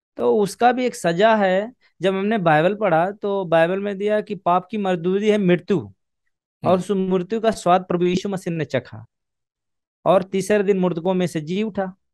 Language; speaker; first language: Hindi; native; Hindi